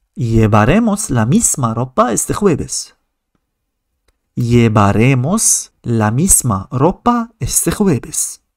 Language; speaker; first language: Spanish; non-native, fluent; Arabic